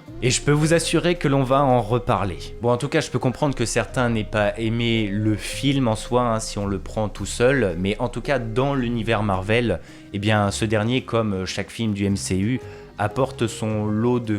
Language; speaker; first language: French; native; French